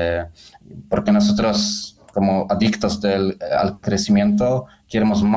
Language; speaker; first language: Spanish; non-native, learner; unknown